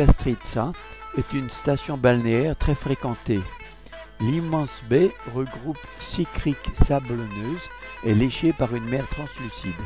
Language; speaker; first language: French; native; French